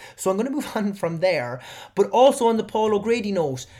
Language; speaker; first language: English; native; English